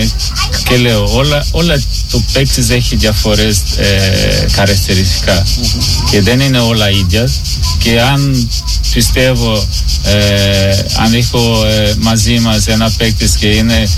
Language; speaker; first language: Greek; non-native, learner; Portuguese